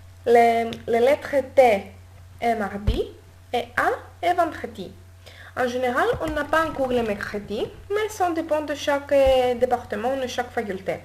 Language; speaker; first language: French; non-native, learner; Greek